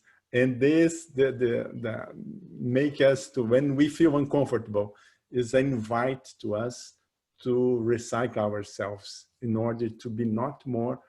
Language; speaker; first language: English; non-native, fluent; Portuguese